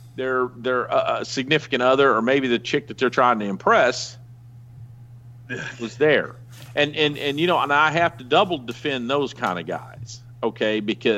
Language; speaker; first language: English; native; English